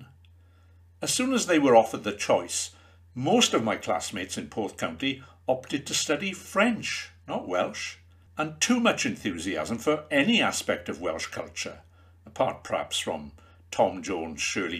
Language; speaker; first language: English; native; English